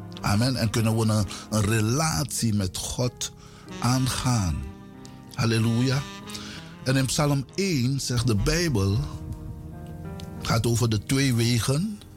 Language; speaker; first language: Dutch; non-native, local second language; Sranan Tongo